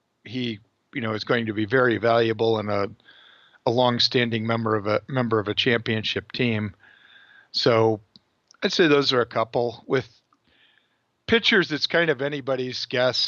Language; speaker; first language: English; native; English